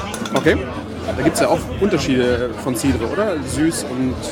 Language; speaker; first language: German; native; German